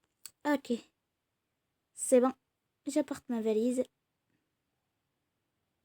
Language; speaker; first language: French; non-native, learner; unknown